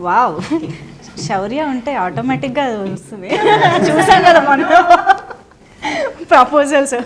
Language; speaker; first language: Telugu; native; Telugu